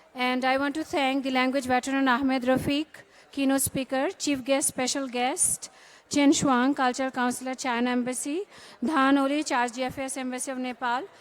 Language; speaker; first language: English; non-native, local second language; Bangla